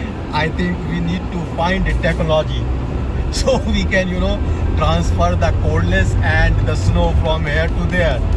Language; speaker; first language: English; non-native, local second language; Hindi